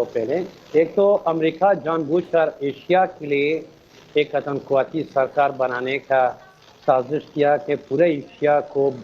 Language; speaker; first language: Hindi; non-native, fluent; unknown